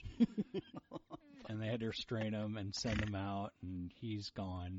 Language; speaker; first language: English; early bilingual, other home language; Portuguese